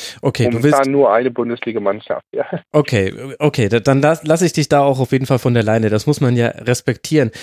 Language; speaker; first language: German; native; German